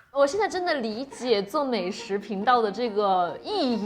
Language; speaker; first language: Chinese; native; Chinese